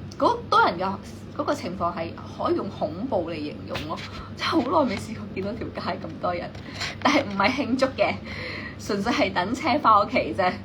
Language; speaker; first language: Cantonese; native; Cantonese